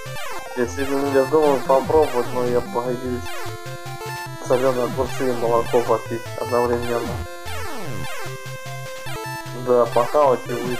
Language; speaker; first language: Russian; native; Russian